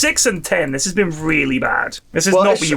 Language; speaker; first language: English; native; English